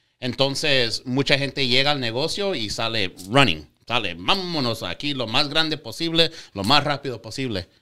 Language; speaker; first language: Spanish; early bilingual, heritage; Spanish